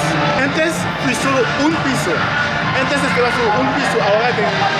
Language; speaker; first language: Spanish; non-native, learner; English